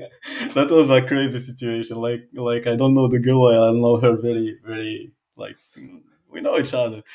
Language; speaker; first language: English; non-native, fluent; Arabic